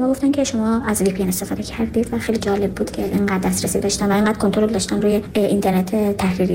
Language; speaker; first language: Persian; non-native, local second language; Kurdish